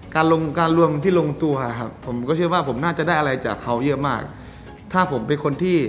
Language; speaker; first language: Thai; native; Thai